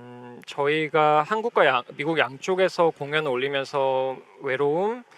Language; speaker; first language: Korean; native; Korean